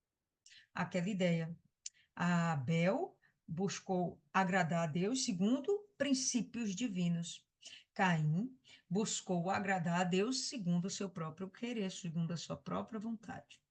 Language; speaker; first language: Portuguese; native; Portuguese